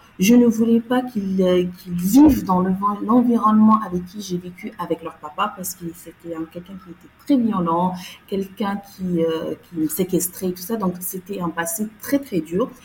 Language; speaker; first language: French; non-native, local second language; Arabic